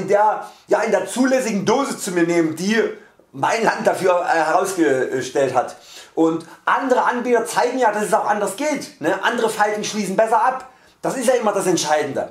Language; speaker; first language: German; native; German